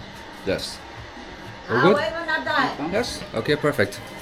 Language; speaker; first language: English; non-native, fluent; French